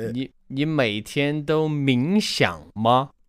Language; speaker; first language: Chinese; non-native, learner; English